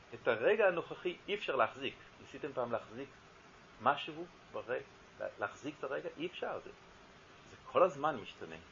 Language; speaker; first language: Hebrew; native; Hebrew